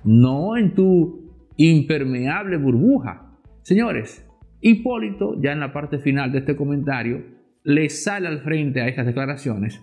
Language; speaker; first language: Spanish; native; Spanish